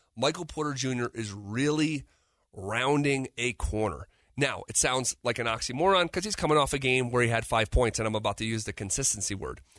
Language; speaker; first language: English; native; English